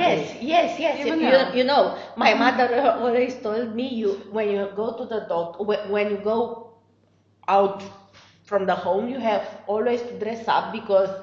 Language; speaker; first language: English; non-native, fluent; Romanian